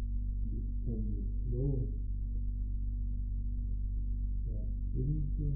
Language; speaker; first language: German; native; German